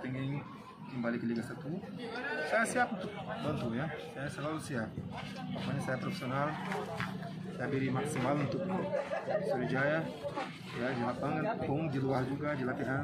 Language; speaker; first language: Indonesian; non-native, fluent; Portuguese